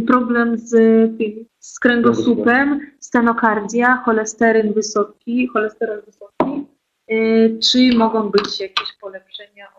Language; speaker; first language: Polish; non-native, learner; Russian